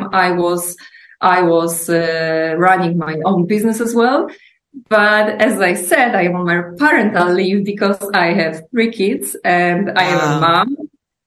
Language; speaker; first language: English; non-native, fluent; Polish